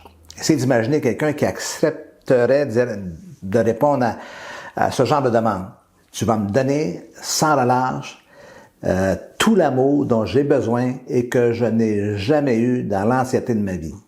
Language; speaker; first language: French; native; French